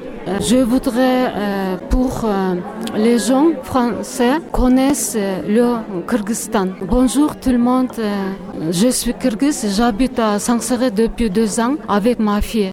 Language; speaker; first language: French; non-native, learner; Kyrgyz